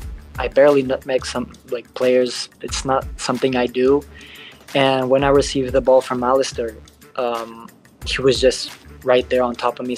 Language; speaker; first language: English; non-native, fluent; Portuguese